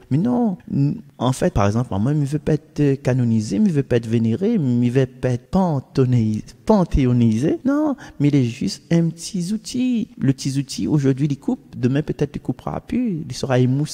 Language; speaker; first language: French; non-native, local second language; Réunion Creole French